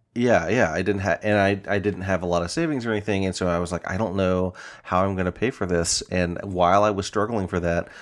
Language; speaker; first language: English; native; English